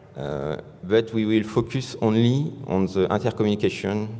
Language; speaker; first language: English; non-native, fluent; French